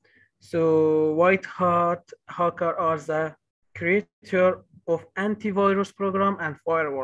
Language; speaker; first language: English; non-native, learner; Kurdish